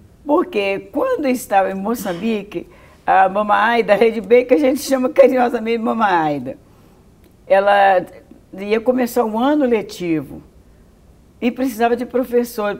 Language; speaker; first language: Portuguese; native; Portuguese